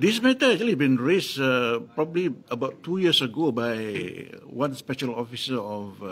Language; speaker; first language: English; non-native, local second language; Malay